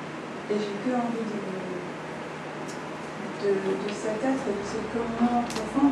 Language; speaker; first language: French; native; French